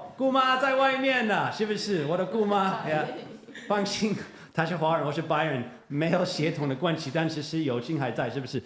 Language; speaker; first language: Chinese; non-native, fluent; English